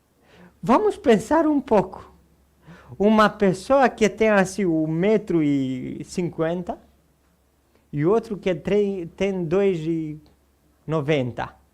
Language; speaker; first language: Portuguese; non-native, fluent; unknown